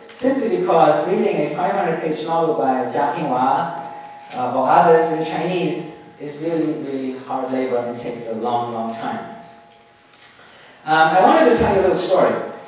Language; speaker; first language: English; native; English